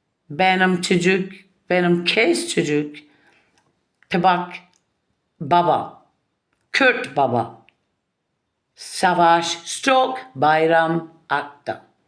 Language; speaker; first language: Turkish; non-native, learner; English